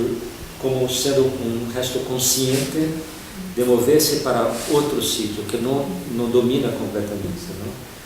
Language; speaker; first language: Spanish; non-native, fluent; Portuguese